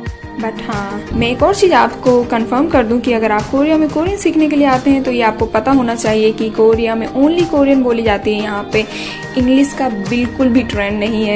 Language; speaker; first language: Hindi; native; Hindi